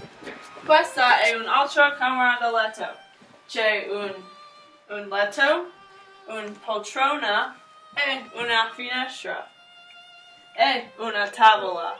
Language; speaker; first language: Italian; non-native, learner; English